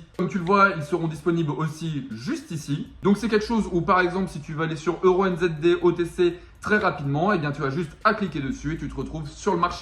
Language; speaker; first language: French; native; French